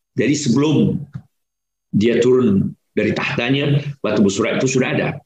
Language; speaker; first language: Malay; native; Malay